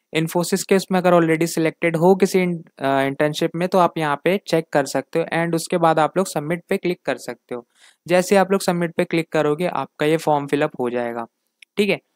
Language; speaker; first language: Hindi; native; Hindi